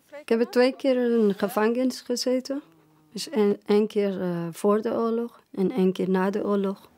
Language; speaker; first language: Dutch; non-native, fluent; Persian